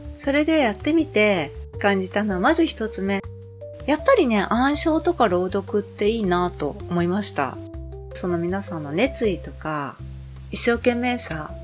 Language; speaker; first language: Japanese; native; Japanese